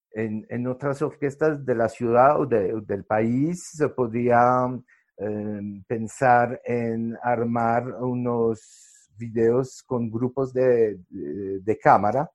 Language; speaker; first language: Spanish; non-native, fluent; French